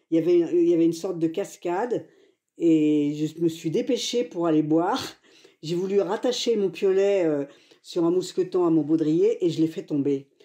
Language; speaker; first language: French; native; French